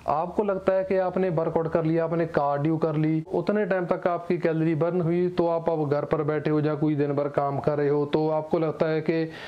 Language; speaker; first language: Hindi; non-native, local second language; Punjabi